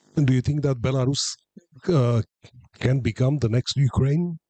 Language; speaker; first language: English; non-native, fluent; Romanian